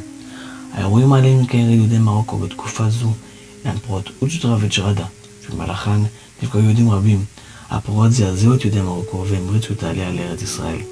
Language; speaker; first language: Hebrew; native; Hebrew